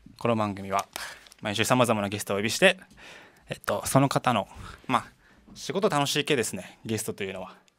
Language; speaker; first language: Japanese; native; Japanese